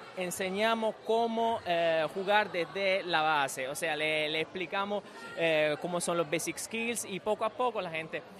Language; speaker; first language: Spanish; non-native, fluent; Italian